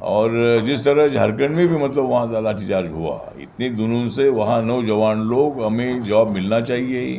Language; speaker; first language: Hindi; non-native, local second language; Marathi